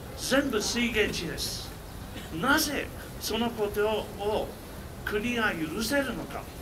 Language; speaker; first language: Japanese; non-native, fluent; English